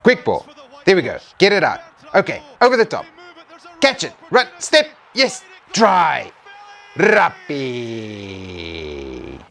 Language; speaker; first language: English; native; English